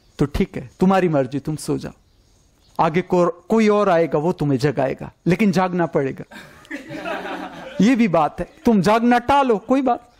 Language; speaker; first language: Hindi; non-native, local second language; Gujarati